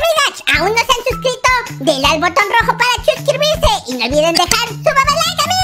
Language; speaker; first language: Spanish; native; Spanish